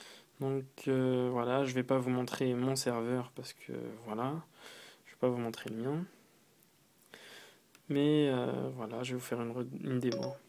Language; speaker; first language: French; native; French